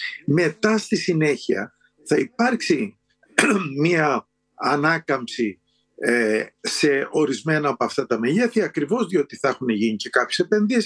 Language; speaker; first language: Greek; native; Greek